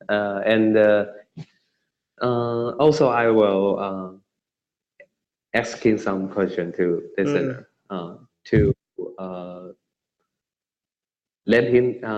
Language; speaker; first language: English; non-native, learner; Chinese